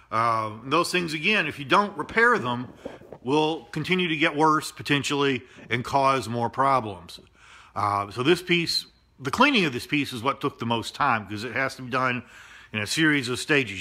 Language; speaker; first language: English; native; English